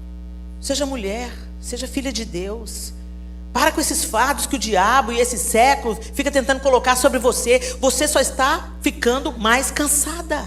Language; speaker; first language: Portuguese; native; Portuguese